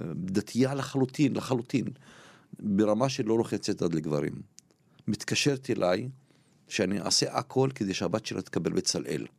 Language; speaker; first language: Hebrew; non-native, local second language; Arabic